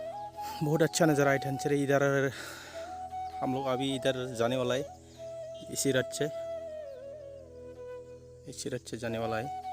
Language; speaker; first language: Hindi; non-native, local second language; Bodo